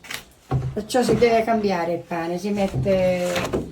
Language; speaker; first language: Italian; native; Italian